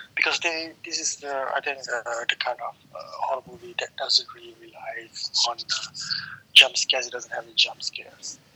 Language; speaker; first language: English; non-native, local second language; Malay